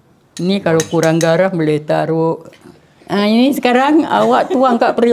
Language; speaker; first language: Malay; native; Malay